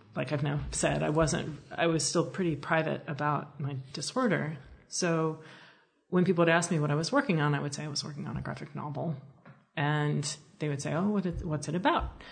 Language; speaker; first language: English; native; English